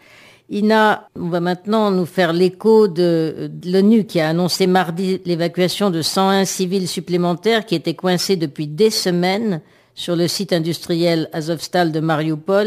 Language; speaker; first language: French; native; French